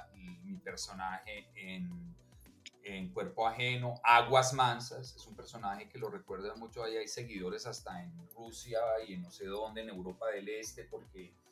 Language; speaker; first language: Spanish; native; Spanish